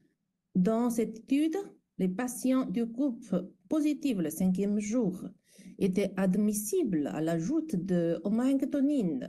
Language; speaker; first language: French; non-native, fluent; Chinese